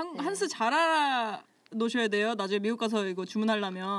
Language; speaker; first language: Korean; native; Korean